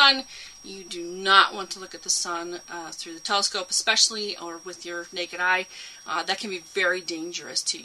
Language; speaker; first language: English; native; English